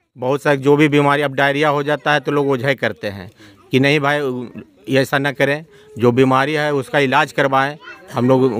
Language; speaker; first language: Hindi; native; Hindi